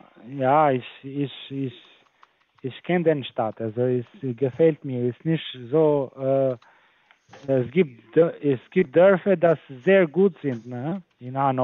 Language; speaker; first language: German; non-native, fluent; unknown